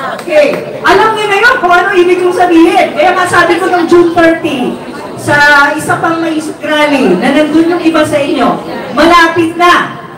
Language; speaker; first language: Filipino; non-native, local second language; Waray